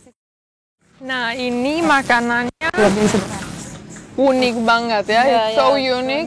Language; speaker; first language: Indonesian; non-native, learner; Romanian